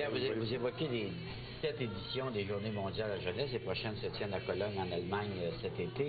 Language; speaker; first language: French; native; French